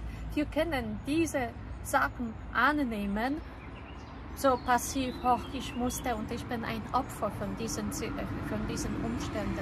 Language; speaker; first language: German; non-native, fluent; Polish